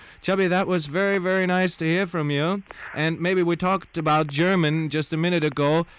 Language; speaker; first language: English; non-native, fluent; German